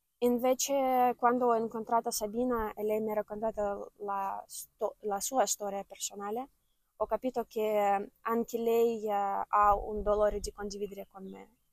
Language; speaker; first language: Italian; non-native, fluent; Ukrainian